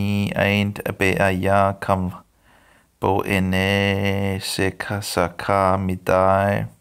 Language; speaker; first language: Hebrew; non-native, learner; English